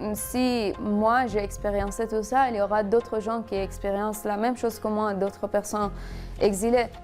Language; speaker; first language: French; non-native, fluent; Persian